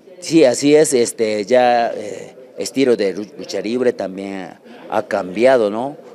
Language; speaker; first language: Spanish; non-native, learner; Japanese